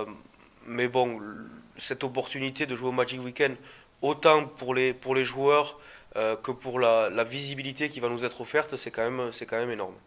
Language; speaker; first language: French; native; French